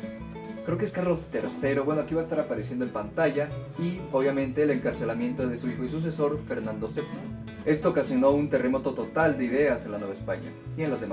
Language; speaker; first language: Spanish; native; Spanish